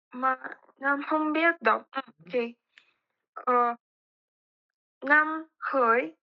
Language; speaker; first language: Vietnamese; non-native, learner; Russian